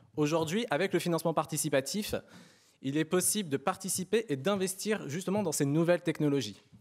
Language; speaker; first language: French; native; French